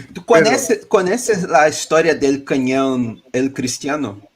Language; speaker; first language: Spanish; non-native, learner; Portuguese